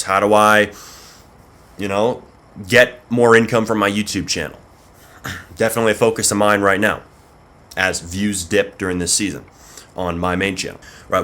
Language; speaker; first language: English; native; English